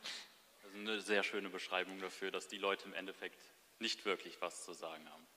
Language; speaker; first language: German; native; German